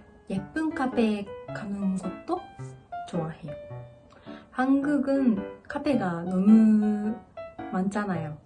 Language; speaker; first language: Korean; non-native, learner; Japanese